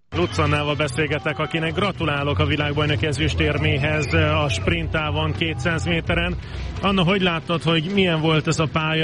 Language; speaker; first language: Hungarian; native; Hungarian